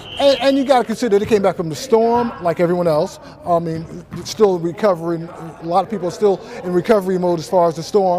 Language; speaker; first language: English; native; English